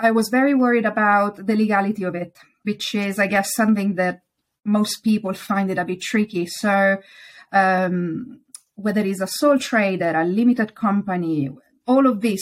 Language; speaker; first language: English; non-native, fluent; Italian